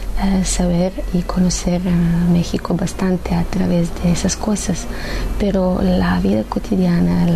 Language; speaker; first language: Spanish; non-native, fluent; Serbian